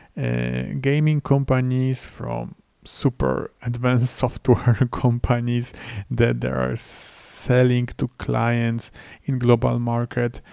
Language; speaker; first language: English; non-native, fluent; Polish